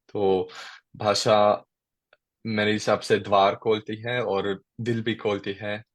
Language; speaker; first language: Hindi; non-native, learner; German